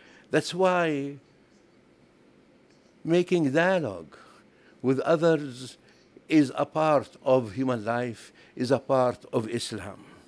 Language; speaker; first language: English; non-native, fluent; Arabic